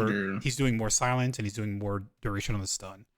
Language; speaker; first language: English; native; English